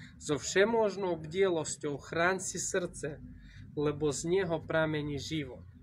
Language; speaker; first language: Slovak; native; Slovak